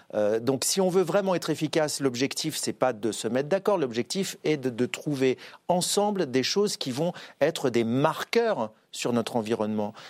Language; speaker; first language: French; native; French